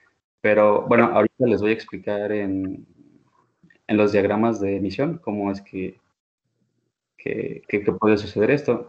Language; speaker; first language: Spanish; native; Spanish